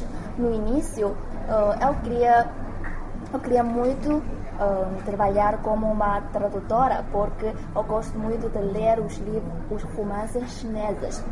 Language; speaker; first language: Portuguese; non-native, learner; Chinese